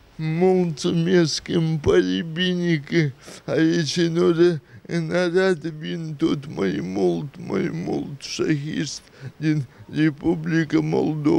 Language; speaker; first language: Romanian; non-native, local second language; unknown